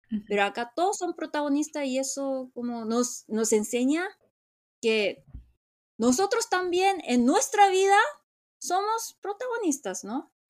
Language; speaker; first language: Spanish; non-native, fluent; Korean